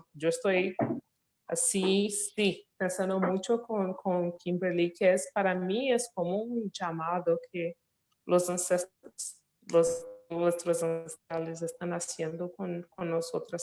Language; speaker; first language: Spanish; non-native, fluent; Portuguese